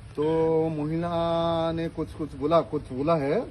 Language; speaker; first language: Hindi; non-native, local second language; Assamese